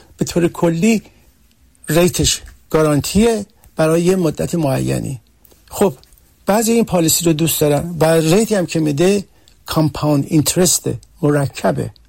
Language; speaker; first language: Persian; early bilingual, heritage; Persian